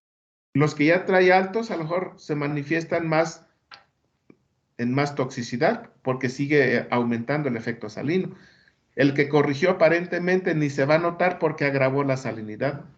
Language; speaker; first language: Spanish; native; Spanish